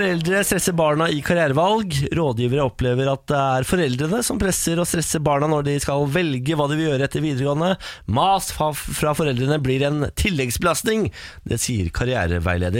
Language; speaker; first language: Norwegian; native; Norwegian